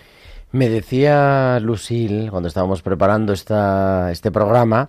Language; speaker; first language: Spanish; native; Spanish